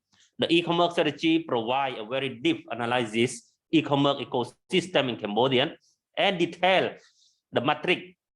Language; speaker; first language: English; non-native, learner; Khmer